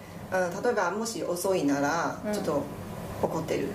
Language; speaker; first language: Japanese; non-native, fluent; Chinese